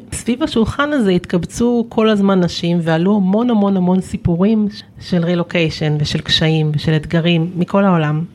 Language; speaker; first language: Hebrew; native; Hebrew